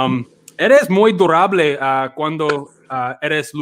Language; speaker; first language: Spanish; non-native, learner; English